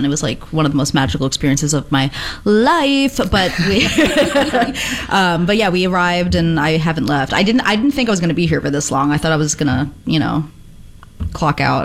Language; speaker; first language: English; native; English